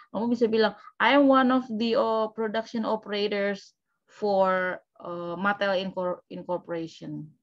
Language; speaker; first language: English; non-native, fluent; Indonesian